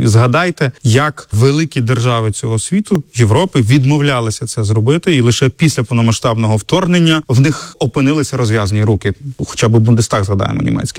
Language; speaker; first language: Ukrainian; native; Ukrainian